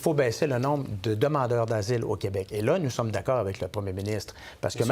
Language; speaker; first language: French; native; French